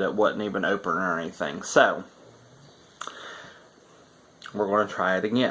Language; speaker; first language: English; native; English